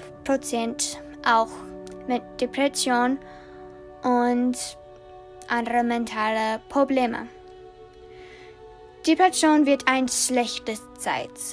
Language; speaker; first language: German; non-native, learner; English